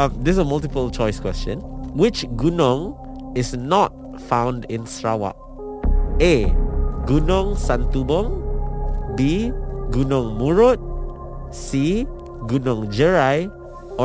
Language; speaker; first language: English; non-native, local second language; Malay